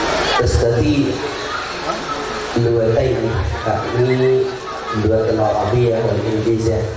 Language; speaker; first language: Arabic; non-native, fluent; Indonesian